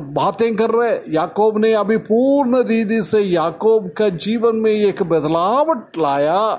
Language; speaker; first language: Hindi; non-native, local second language; Malayalam